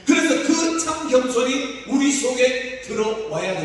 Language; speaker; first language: Korean; native; Korean